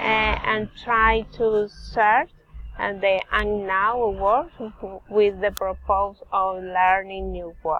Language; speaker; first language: English; non-native, learner; Spanish